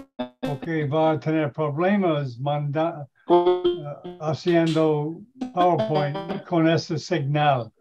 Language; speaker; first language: Spanish; non-native, learner; English